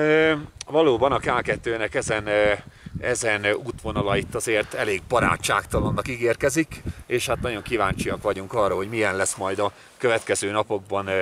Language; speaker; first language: Hungarian; native; Hungarian